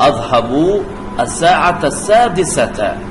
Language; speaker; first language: Arabic; non-native, fluent; Urdu